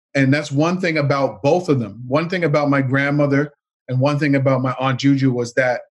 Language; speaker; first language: English; native; English